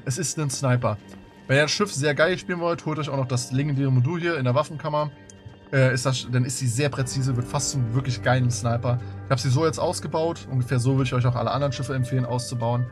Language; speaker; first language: German; native; German